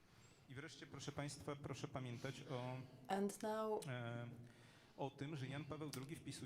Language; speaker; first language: Polish; native; Polish